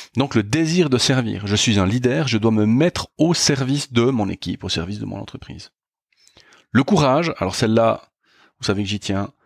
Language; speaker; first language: French; native; French